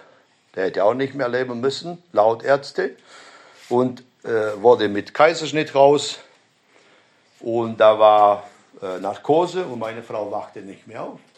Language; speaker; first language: German; non-native, fluent; Romanian